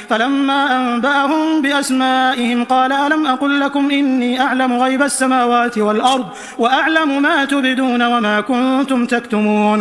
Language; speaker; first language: Arabic; native; Arabic